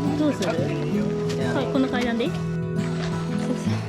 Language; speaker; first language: Japanese; native; Japanese